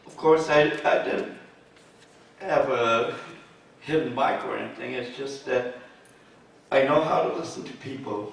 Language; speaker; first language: English; native; English